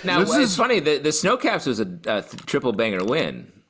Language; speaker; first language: English; native; English